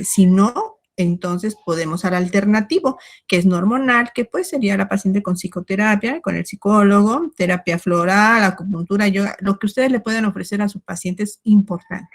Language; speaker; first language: Spanish; native; Spanish